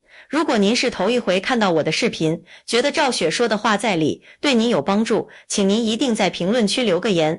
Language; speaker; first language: Chinese; native; Chinese